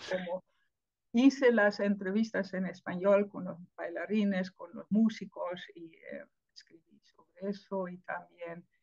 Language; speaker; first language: Spanish; non-native, fluent; Dutch